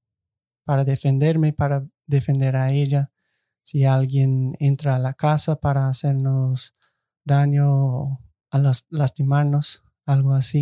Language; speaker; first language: Spanish; non-native, fluent; English